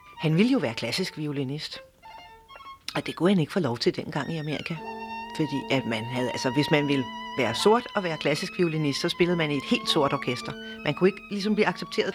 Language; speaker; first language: Danish; early bilingual, other home language; English